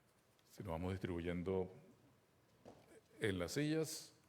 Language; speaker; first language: Spanish; native; Spanish